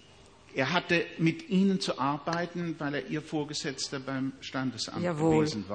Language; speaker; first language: German; native; German